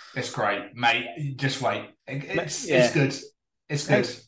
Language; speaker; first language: English; native; English